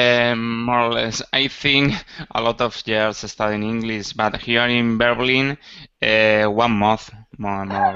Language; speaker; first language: English; non-native, learner; Spanish